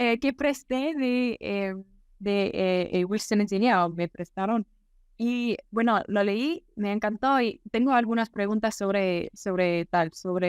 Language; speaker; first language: Spanish; non-native, fluent; English